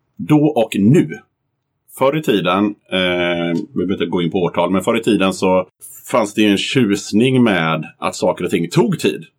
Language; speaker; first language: Swedish; native; Swedish